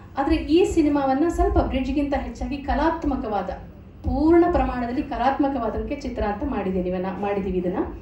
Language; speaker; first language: Kannada; native; Kannada